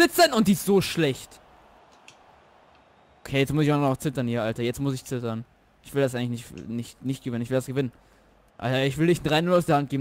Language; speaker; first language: German; native; German